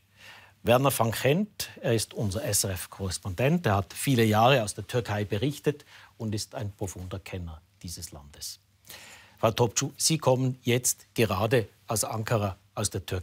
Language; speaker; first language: German; native; German